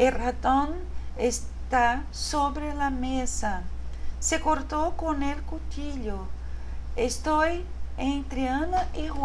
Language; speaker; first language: Spanish; non-native, fluent; Portuguese